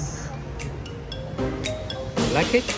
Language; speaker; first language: English; non-native, learner; Chinese